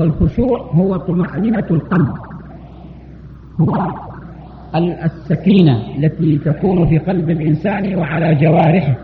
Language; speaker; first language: Arabic; native; Arabic